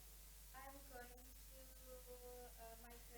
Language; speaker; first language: English; non-native, learner; Indonesian